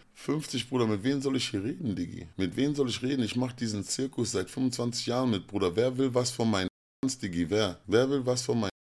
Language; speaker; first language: German; native; German